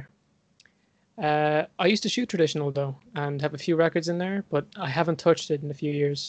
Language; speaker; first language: English; native; English